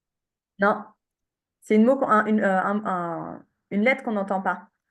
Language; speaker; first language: French; native; French